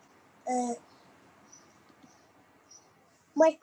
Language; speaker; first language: English; non-native, learner; Arabic